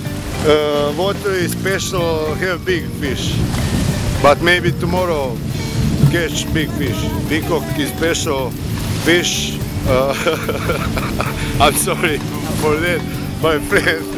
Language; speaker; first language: English; non-native, learner; Croatian